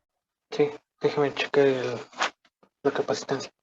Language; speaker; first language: Spanish; native; Spanish